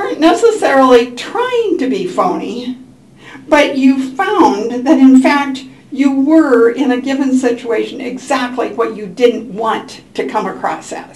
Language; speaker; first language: English; native; English